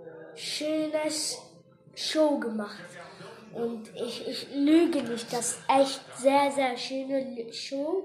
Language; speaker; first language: German; non-native, learner; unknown